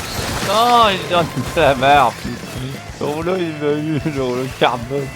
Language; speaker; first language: French; native; French